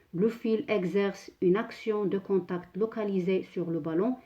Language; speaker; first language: French; non-native, local second language; Arabic